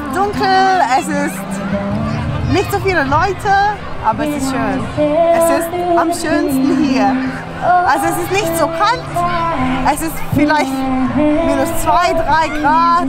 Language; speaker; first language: German; non-native, learner; Slovenian